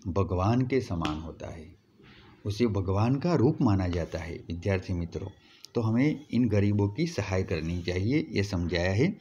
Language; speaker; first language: Hindi; non-native, local second language; Gujarati